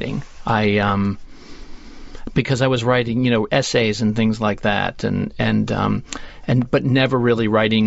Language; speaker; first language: English; native; English